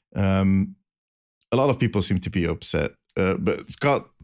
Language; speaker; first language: English; non-native, fluent; Dutch